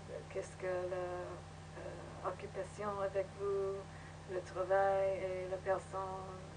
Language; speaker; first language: French; non-native, learner; English